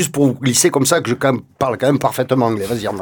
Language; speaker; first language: French; native; French